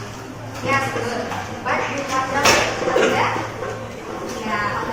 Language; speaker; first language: English; non-native, fluent; Indonesian